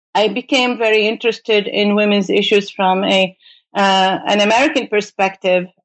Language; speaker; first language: English; non-native, fluent; Arabic